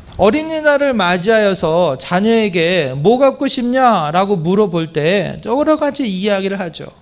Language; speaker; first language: Korean; native; Korean